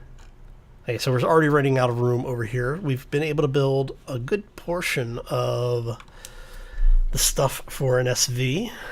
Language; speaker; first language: English; native; English